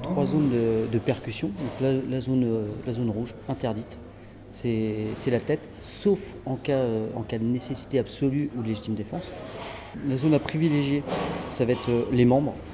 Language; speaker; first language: French; native; French